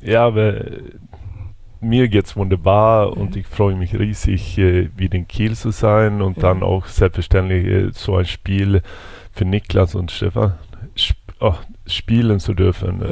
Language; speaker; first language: German; non-native, fluent; Swedish